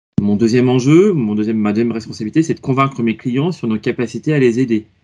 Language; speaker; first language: French; native; French